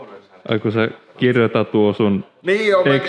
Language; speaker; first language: Finnish; non-native, fluent; Swedish